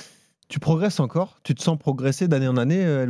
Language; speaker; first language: French; native; French